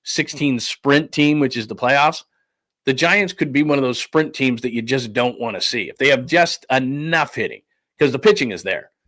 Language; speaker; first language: English; native; English